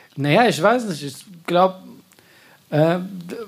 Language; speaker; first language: German; early bilingual, other home language; Persian